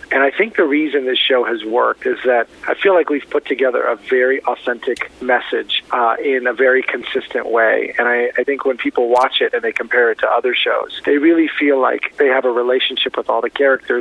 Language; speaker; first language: English; native; English